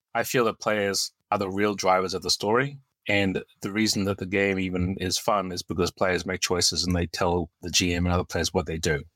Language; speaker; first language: English; native; English